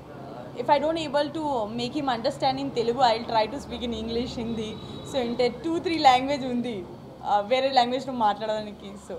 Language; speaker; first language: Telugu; non-native, learner; Gujarati